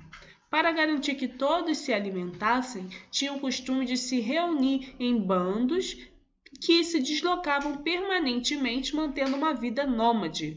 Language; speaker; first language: Portuguese; native; Portuguese